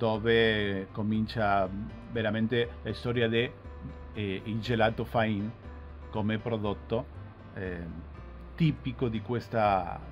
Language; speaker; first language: Italian; non-native, fluent; Spanish